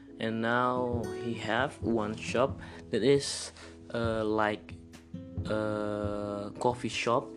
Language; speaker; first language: English; non-native, learner; Indonesian